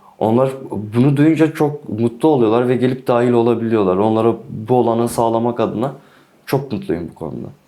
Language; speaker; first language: Turkish; non-native, local second language; Kurdish